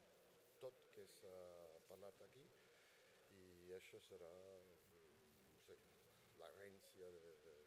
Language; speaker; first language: Catalan; non-native, fluent; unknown